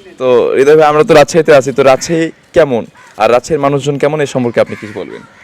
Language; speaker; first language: Bangla; native; Bangla